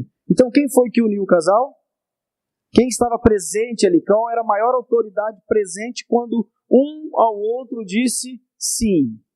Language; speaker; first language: Portuguese; native; Portuguese